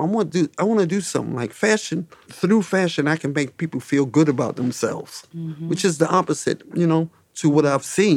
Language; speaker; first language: English; native; English